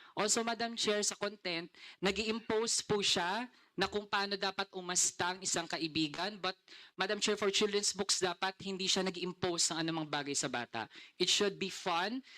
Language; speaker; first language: Filipino; native; Filipino